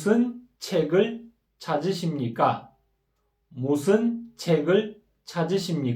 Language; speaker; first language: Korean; non-native, fluent; Kyrgyz